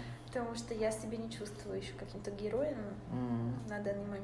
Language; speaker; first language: Russian; native; Russian